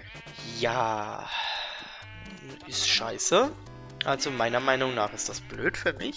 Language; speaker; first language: German; native; German